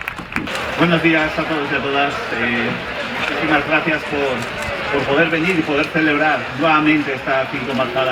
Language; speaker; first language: Spanish; native; Spanish